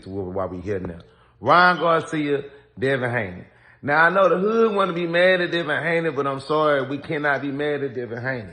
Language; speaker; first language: English; native; English